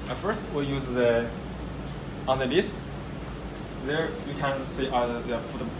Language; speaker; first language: English; non-native, learner; Chinese